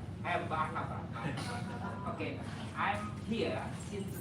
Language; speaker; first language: English; non-native, fluent; Indonesian